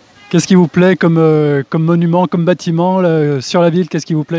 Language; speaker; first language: French; native; French